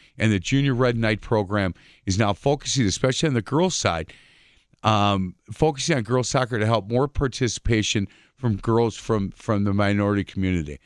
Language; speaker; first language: English; native; English